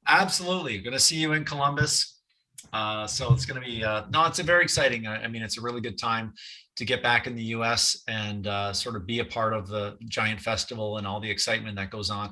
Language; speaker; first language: English; native; English